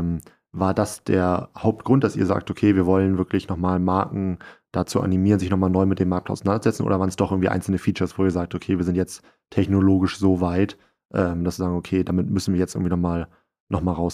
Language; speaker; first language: German; native; German